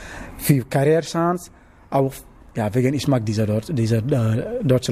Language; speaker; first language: German; non-native, learner; Wolof